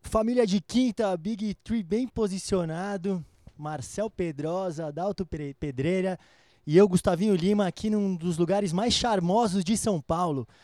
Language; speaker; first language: Portuguese; native; Portuguese